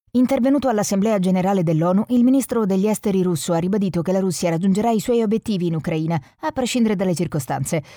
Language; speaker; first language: Italian; native; Italian